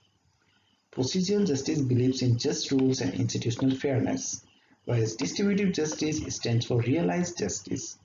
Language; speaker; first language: English; non-native, local second language; Assamese